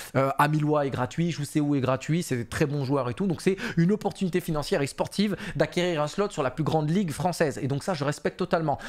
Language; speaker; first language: French; native; French